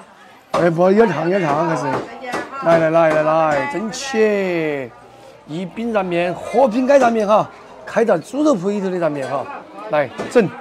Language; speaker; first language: Chinese; native; Chinese